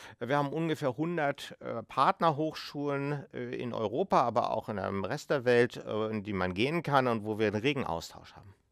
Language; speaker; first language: German; native; German